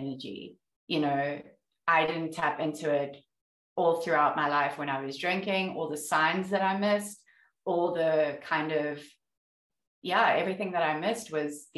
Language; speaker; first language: English; native; English